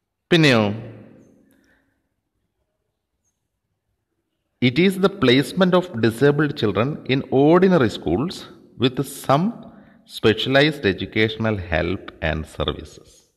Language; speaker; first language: English; non-native, local second language; Malayalam